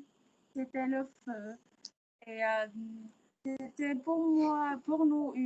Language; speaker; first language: French; non-native, learner; Vietnamese